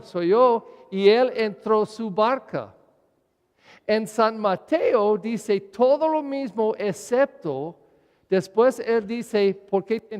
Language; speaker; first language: Spanish; non-native, learner; English